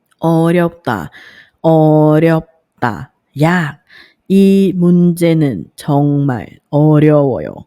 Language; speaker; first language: Korean; non-native, fluent; Thai